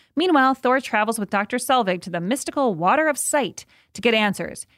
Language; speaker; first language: English; native; English